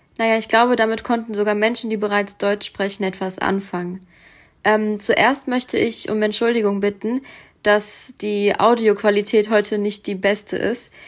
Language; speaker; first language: German; early bilingual, other home language; Russian